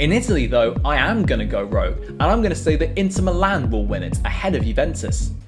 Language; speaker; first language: English; native; English